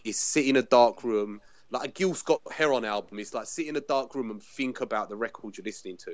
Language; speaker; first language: English; native; English